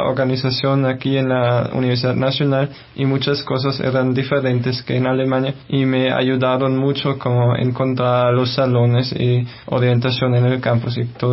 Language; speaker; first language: Spanish; non-native, fluent; German